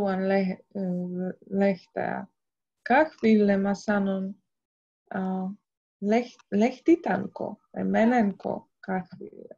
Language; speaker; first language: Finnish; non-native, learner; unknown